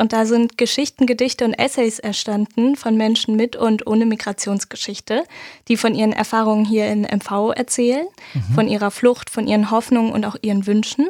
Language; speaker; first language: German; native; German